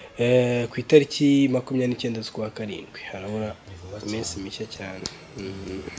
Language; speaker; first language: Kinyarwanda; native; Kinyarwanda